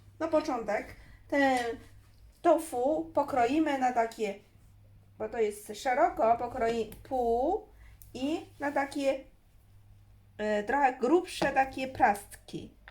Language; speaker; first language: Polish; non-native, learner; Chinese